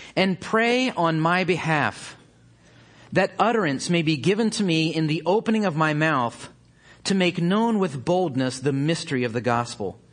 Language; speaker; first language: English; native; English